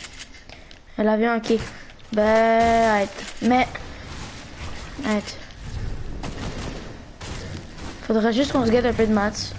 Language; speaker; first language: French; native; French